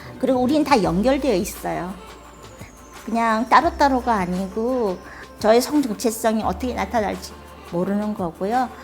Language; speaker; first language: Korean; native; Korean